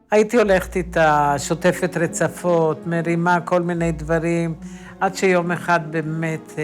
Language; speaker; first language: Hebrew; early bilingual, other home language; Romany